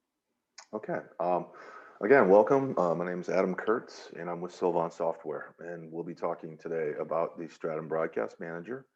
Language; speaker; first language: English; native; English